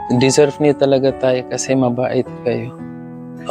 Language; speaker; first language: Filipino; non-native, learner; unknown